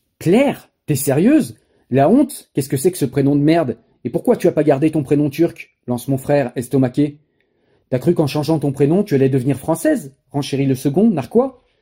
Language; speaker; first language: French; native; French